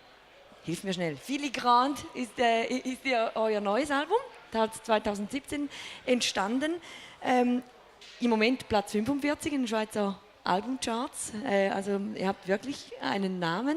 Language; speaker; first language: German; native; German